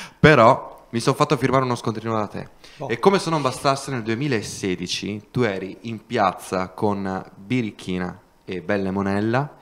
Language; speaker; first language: Italian; native; Italian